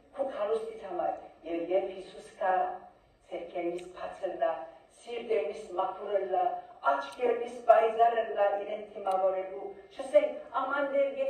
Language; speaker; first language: Armenian; early bilingual, heritage; Armenian